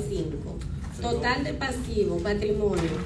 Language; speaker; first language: Spanish; native; Spanish